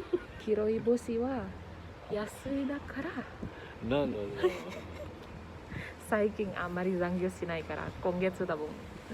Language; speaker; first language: Japanese; non-native, learner; Indonesian